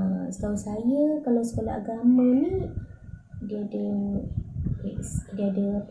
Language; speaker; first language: Malay; native; Malay